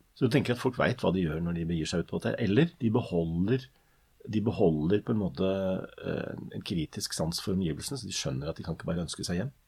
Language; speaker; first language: Norwegian; native; Norwegian